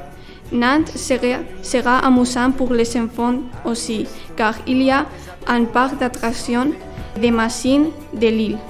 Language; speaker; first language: French; non-native, learner; Spanish